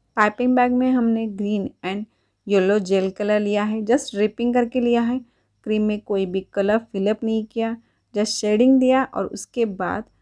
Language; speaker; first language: Hindi; non-native, local second language; Marathi